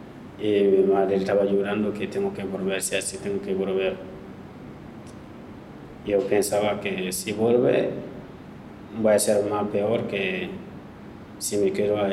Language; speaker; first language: Spanish; non-native, learner; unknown